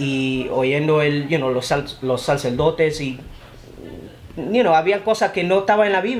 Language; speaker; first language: Spanish; early bilingual, heritage; Spanish